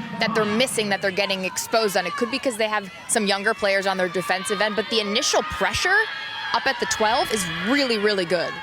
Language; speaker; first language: English; native; English